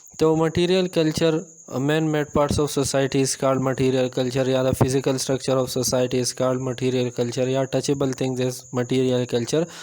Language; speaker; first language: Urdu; non-native, local second language; Pashto